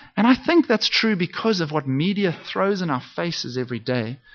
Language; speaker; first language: English; native; English